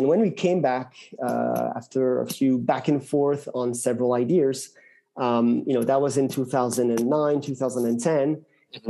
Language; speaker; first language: English; non-native, fluent; French